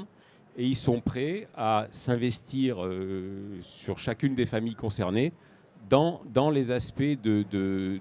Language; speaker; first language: French; native; French